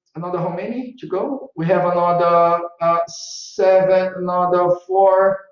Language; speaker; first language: English; non-native, fluent; Portuguese